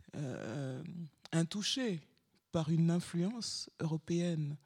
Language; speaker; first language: French; native; French